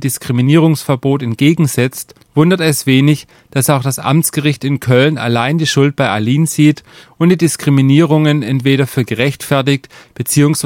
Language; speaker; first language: German; native; German